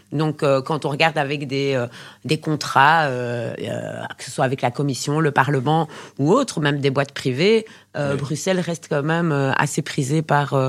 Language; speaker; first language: French; native; French